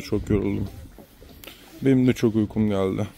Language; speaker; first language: Turkish; native; Turkish